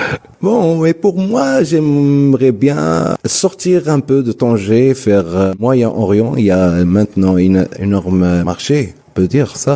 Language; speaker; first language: French; non-native, local second language; Arabic